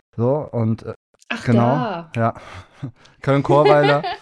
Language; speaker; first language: German; non-native, fluent; Spanish